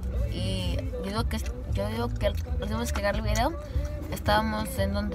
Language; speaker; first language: Spanish; early bilingual, heritage; Spanish